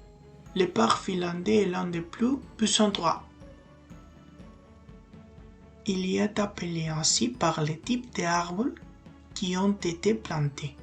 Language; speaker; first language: French; non-native, learner; Spanish